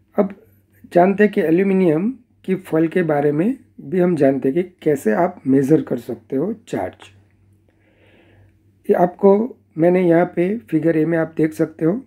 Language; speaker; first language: Hindi; non-native, local second language; Gujarati